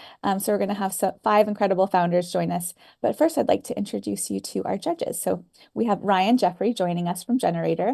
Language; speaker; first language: English; native; English